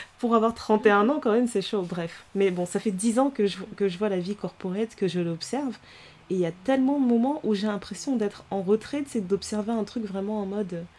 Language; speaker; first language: French; early bilingual, other home language; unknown